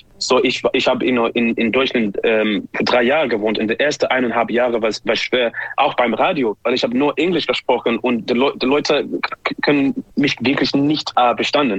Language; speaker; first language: German; non-native, learner; English